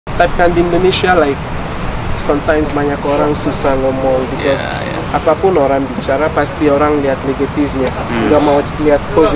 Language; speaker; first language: Indonesian; non-native, fluent; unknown